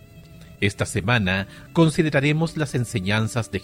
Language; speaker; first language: Spanish; native; Spanish